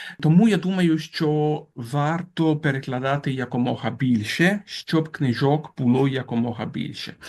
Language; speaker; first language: Ukrainian; non-native, fluent; Italian